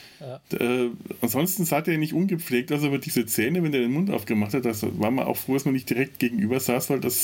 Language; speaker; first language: German; native; German